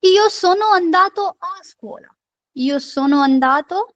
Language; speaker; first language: Italian; non-native, fluent; Hindi